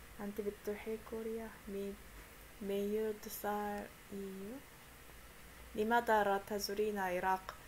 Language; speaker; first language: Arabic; non-native, fluent; Korean